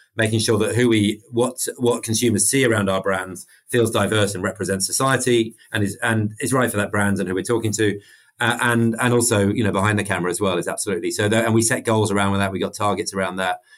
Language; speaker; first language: English; native; English